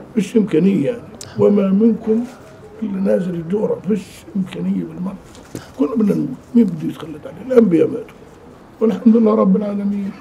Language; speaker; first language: Arabic; native; Arabic